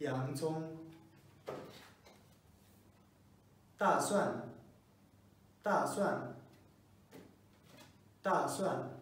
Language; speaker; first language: Chinese; non-native, fluent; Kazakh